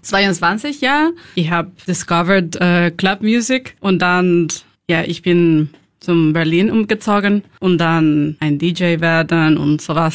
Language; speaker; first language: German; non-native, learner; Spanish